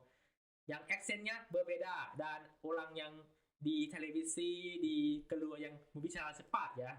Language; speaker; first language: Indonesian; non-native, learner; Thai